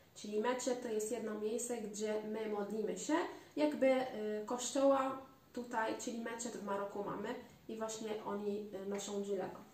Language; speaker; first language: Polish; non-native, learner; Arabic